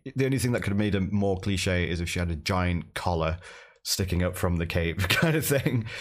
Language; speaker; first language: English; native; English